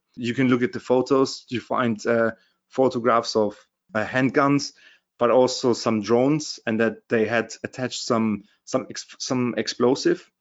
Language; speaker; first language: English; non-native, fluent; German